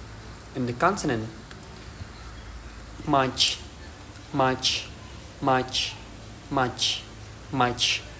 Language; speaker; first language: English; non-native, learner; Indonesian